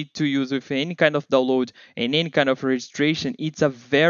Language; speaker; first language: English; non-native, fluent; Portuguese